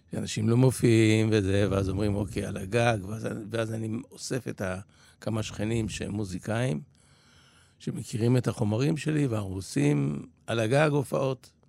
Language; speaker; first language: Hebrew; early bilingual, other home language; Polish